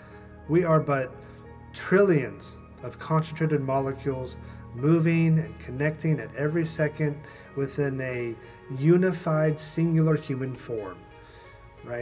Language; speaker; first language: English; native; English